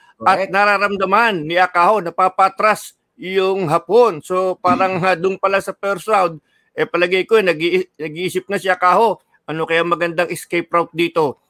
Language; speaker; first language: Filipino; native; Filipino